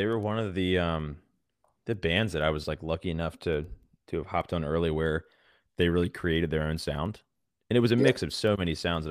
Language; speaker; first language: English; native; English